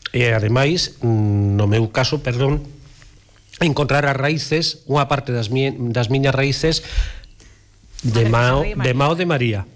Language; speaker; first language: Galician; non-native, local second language; Spanish